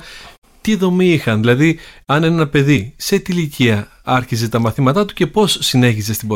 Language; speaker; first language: Greek; native; Greek